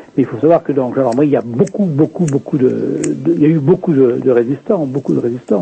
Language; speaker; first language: French; native; French